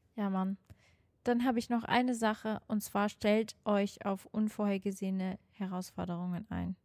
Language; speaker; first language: German; non-native, fluent; Portuguese